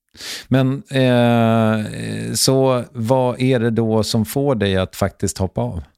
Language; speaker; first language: Swedish; native; Swedish